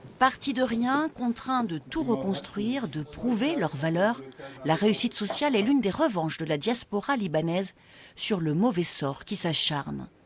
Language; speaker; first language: French; native; French